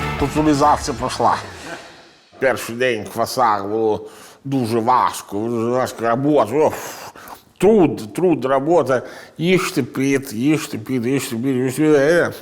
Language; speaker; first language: Ukrainian; non-native, learner; Italian